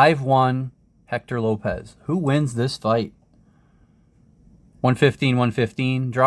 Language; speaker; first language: English; native; English